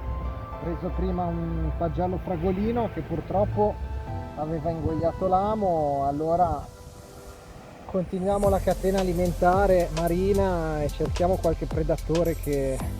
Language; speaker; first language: Italian; native; Italian